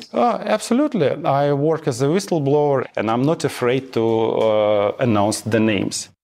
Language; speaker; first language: English; non-native, fluent; Russian